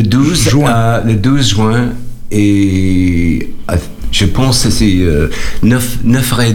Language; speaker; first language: French; non-native, learner; English